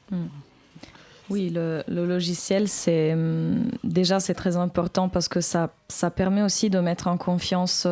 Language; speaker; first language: French; native; French